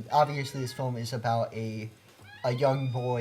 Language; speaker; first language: English; native; English